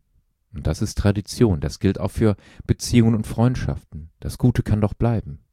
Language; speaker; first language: German; native; German